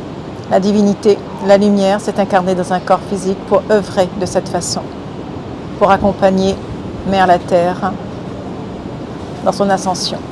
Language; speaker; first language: French; native; French